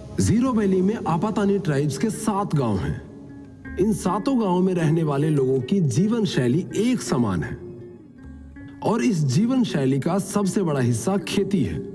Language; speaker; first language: Hindi; native; Hindi